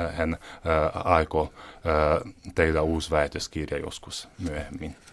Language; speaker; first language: Finnish; non-native, fluent; Hungarian